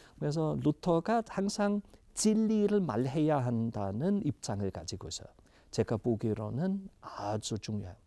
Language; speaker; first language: Korean; non-native, fluent; German